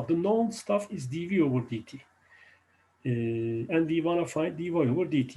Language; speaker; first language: English; non-native, fluent; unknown